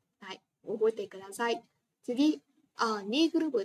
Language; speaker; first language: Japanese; non-native, fluent; Vietnamese